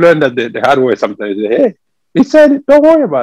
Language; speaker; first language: English; non-native, fluent; French